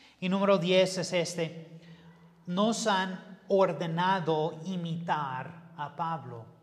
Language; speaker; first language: Spanish; non-native, learner; English